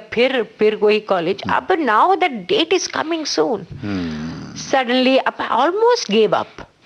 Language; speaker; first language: Hindi; non-native, local second language; Telugu